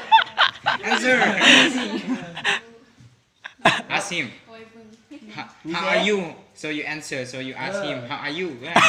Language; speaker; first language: English; non-native, learner; Hmong